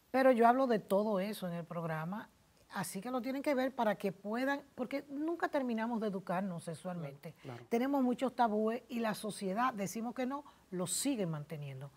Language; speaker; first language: Spanish; native; Spanish